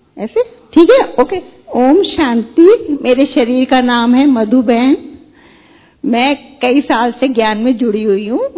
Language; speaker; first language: Hindi; non-native, local second language; Gujarati